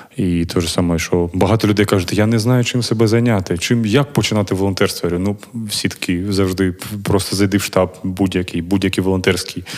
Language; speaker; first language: Ukrainian; native; Ukrainian